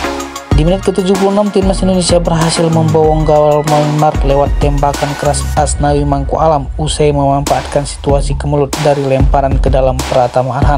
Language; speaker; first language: Indonesian; native; Indonesian